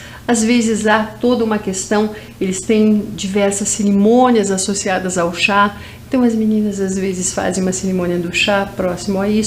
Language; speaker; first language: Portuguese; native; Portuguese